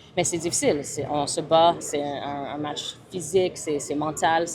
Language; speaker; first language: French; early bilingual, other home language; English